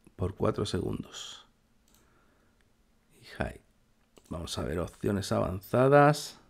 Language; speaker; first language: Spanish; native; Spanish